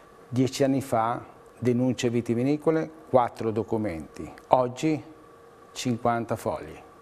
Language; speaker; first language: Italian; native; Italian